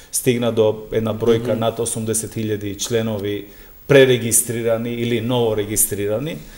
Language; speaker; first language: Macedonian; non-native, local second language; Albanian